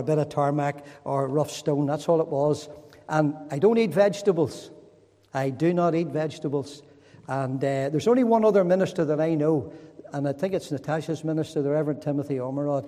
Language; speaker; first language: English; native; English